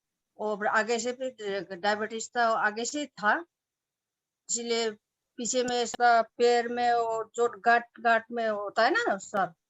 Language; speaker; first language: Hindi; non-native, local second language; Nepali